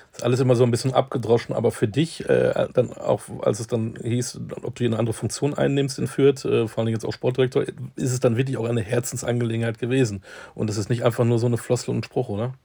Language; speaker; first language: German; native; German